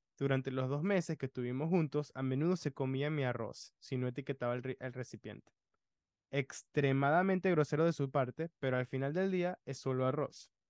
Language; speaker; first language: Spanish; early bilingual, other home language; English